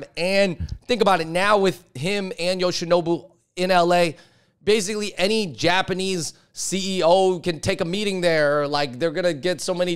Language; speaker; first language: English; native; English